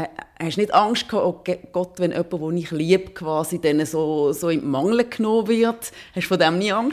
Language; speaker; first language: German; native; German